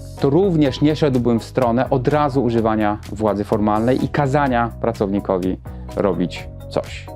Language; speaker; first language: Polish; native; Polish